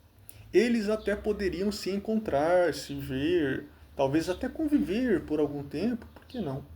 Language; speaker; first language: Portuguese; native; Portuguese